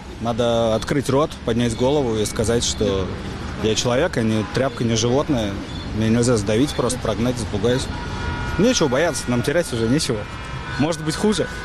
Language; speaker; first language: Russian; native; Russian